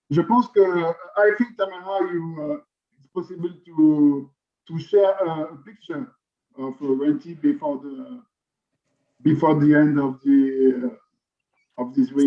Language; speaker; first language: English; non-native, learner; French